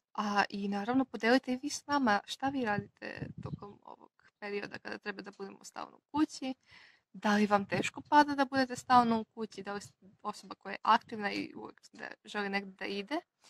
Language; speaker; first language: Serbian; non-native, local second language; Slovak